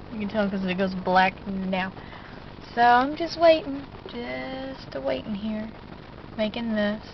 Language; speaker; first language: English; native; English